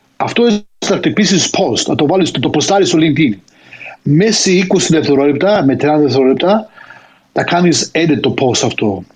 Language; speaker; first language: Greek; early bilingual, heritage; Greek